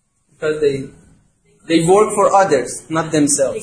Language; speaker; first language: English; non-native, fluent; Persian